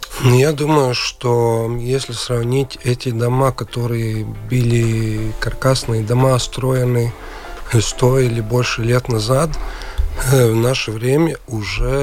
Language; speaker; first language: Russian; non-native, local second language; Latvian